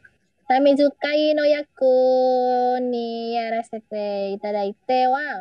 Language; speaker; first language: Japanese; non-native, learner; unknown